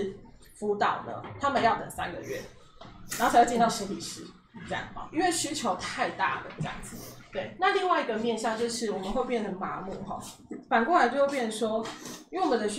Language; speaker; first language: Chinese; native; Chinese